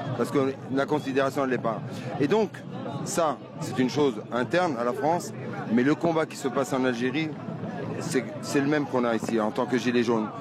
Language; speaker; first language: French; early bilingual, other home language; Arabic